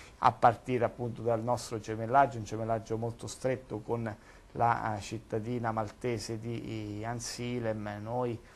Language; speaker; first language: Italian; native; Italian